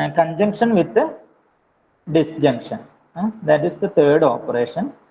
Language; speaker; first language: English; non-native, local second language; Malayalam